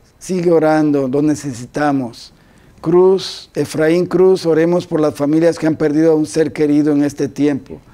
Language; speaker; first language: Spanish; native; Spanish